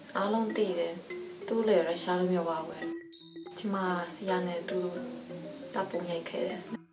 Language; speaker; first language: Burmese; non-native, learner; Russian